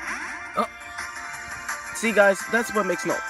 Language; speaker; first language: English; native; English